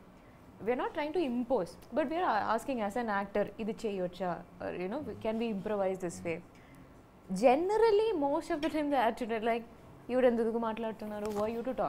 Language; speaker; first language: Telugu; non-native, learner; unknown